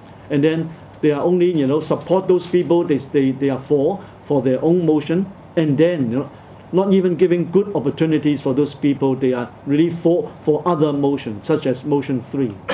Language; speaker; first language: English; non-native, local second language; Cantonese